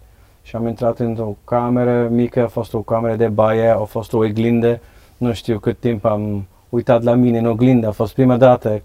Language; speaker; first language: Romanian; non-native, learner; Dutch